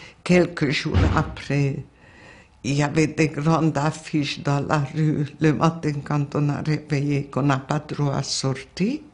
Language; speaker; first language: French; non-native, fluent; Hungarian